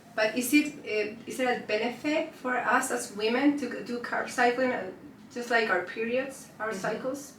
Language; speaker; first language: English; non-native, fluent; Spanish